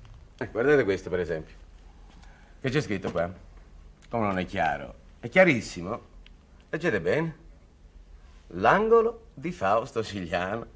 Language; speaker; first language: Italian; native; Italian